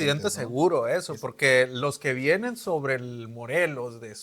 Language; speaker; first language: Spanish; native; Spanish